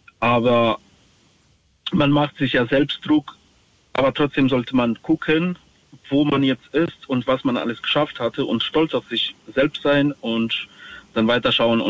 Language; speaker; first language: German; non-native, fluent; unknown